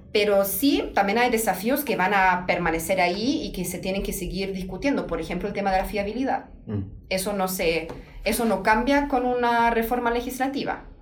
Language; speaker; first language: Spanish; non-native, fluent; German